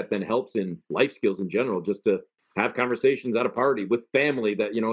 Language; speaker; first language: English; native; English